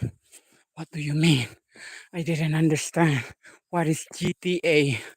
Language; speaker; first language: English; non-native, learner; Indonesian